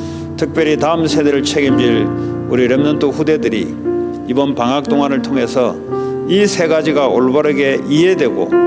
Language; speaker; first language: Korean; native; Korean